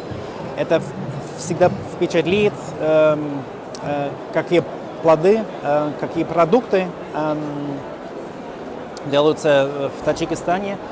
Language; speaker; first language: Russian; non-native, fluent; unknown